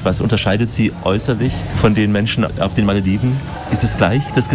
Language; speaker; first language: German; native; German